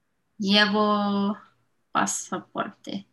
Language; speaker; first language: Spanish; non-native, learner; English